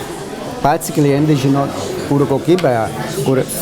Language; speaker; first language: Lithuanian; non-native, learner; Italian